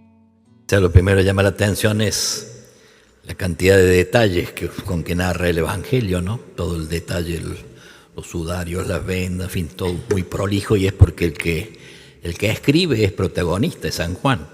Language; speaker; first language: Spanish; native; Spanish